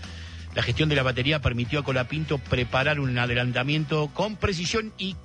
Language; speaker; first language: Spanish; native; Spanish